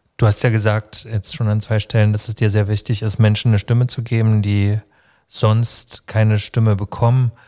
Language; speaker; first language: German; native; German